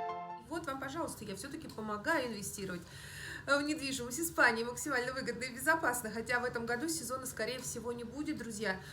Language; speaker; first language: Russian; native; Russian